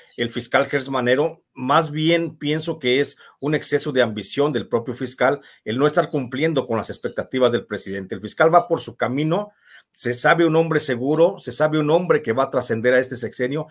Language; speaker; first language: Spanish; native; Spanish